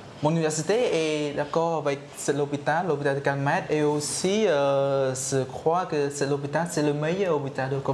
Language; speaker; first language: French; non-native, learner; Khmer